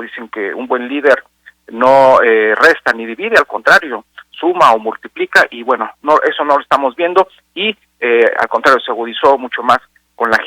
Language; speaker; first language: Spanish; native; Spanish